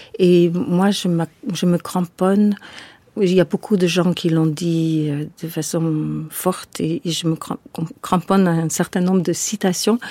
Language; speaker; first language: French; non-native, fluent; English